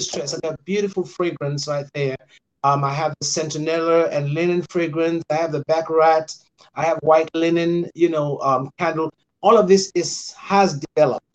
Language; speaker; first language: English; non-native, local second language; Krio